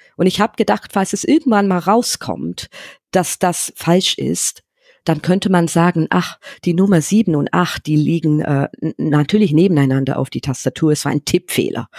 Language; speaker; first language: German; non-native, fluent; English